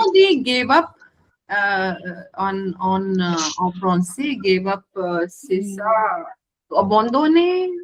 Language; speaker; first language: French; non-native, learner; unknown